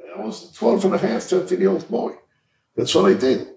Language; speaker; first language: English; early bilingual, other home language; Hebrew